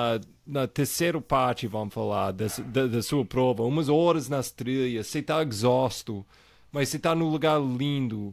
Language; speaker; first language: Portuguese; non-native, fluent; English